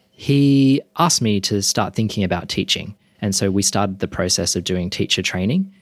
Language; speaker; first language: English; native; English